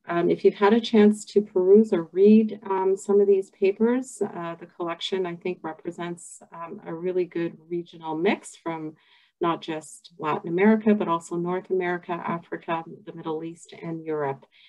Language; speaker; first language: English; native; English